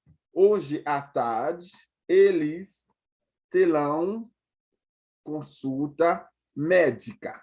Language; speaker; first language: Portuguese; non-native, fluent; Haitian Creole